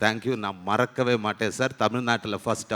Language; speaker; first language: Tamil; non-native, learner; Malayalam